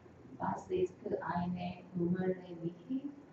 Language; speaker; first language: German; non-native, learner; Korean